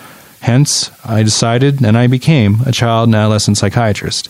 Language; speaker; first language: English; native; English